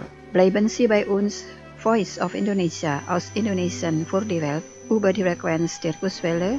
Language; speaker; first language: German; non-native, fluent; Indonesian